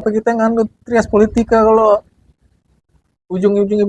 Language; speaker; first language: Indonesian; native; Indonesian